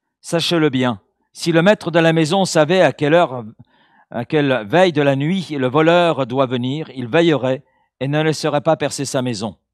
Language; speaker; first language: French; native; French